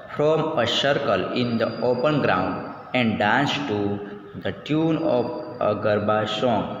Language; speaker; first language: English; non-native, local second language; Gujarati